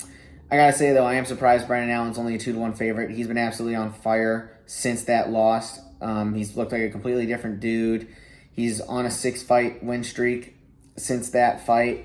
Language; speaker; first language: English; native; English